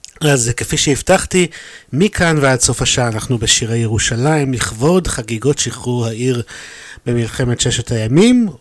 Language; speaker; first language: Hebrew; native; Hebrew